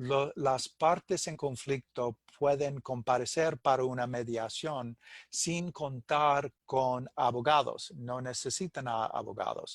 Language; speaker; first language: Spanish; non-native, fluent; English